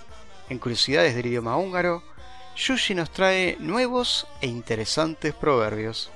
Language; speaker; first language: Spanish; native; Spanish